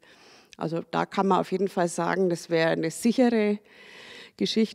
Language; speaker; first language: German; native; German